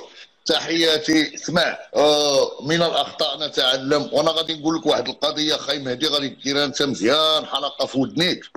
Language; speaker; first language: Arabic; native; Arabic